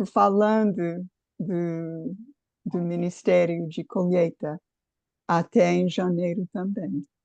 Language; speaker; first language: Portuguese; non-native, fluent; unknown